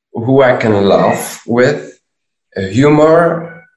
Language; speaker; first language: English; non-native, fluent; Dutch